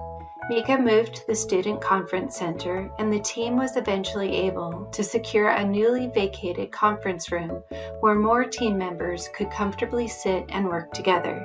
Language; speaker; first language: English; native; English